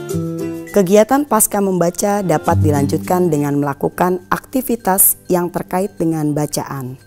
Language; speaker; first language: Indonesian; native; Indonesian